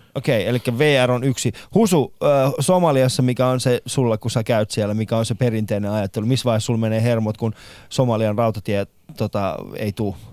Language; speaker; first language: Finnish; non-native, fluent; Persian